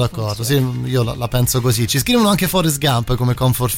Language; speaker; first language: Italian; native; Italian